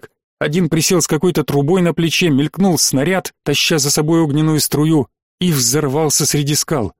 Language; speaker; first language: Russian; native; Russian